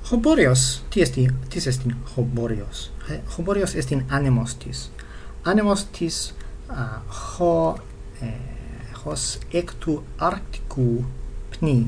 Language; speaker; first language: Greek; non-native, fluent; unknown